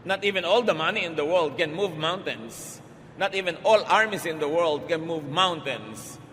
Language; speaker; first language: English; non-native, local second language; Filipino